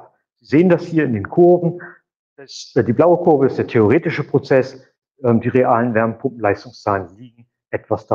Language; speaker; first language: German; native; German